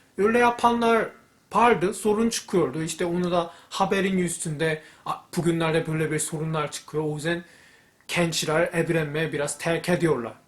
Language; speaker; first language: Turkish; non-native, fluent; Korean